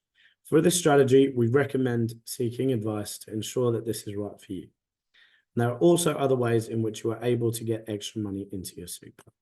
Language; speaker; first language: English; native; English